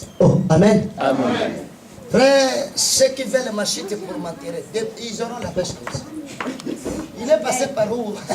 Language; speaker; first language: French; non-native, local second language; Lingala